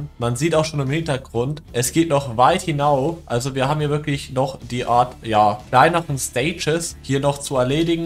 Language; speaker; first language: German; native; German